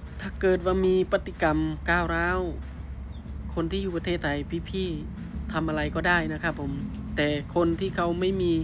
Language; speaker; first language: Thai; non-native, fluent; Khmer